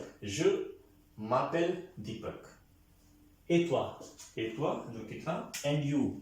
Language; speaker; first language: French; non-native, fluent; Hindi